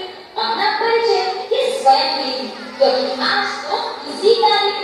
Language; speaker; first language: Hindi; native; Hindi